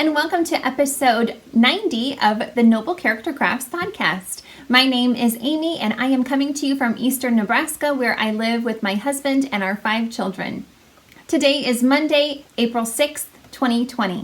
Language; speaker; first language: English; native; English